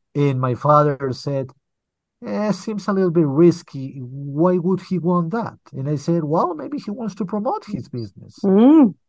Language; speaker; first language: English; early bilingual, other home language; Spanish